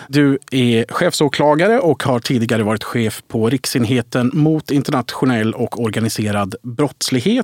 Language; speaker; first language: Swedish; native; Swedish